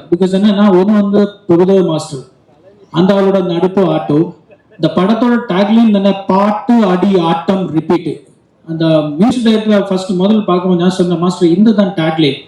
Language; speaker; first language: Tamil; non-native, learner; Malayalam